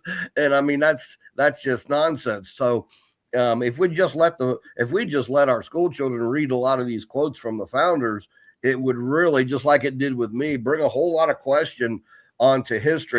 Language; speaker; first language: English; native; English